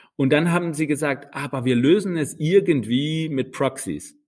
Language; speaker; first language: German; non-native, fluent; Danish